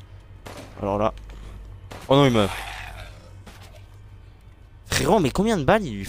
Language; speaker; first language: French; native; French